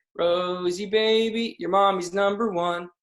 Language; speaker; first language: English; native; English